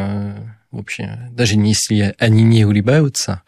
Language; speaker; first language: Russian; non-native, fluent; French